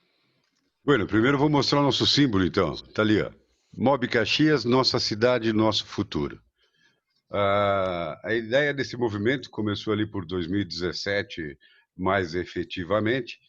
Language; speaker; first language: Portuguese; native; Portuguese